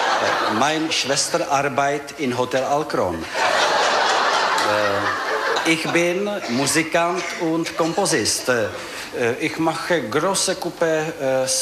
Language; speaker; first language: German; non-native, learner; Czech